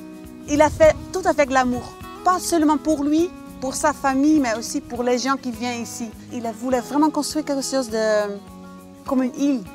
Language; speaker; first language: French; non-native, fluent; Dutch